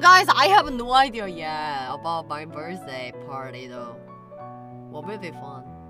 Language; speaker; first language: English; non-native, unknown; Korean